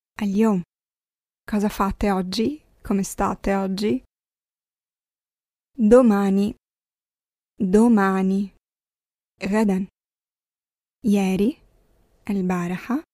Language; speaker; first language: Italian; non-native, fluent; Arabic